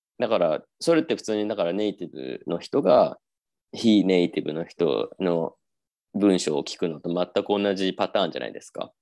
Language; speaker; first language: Japanese; native; Japanese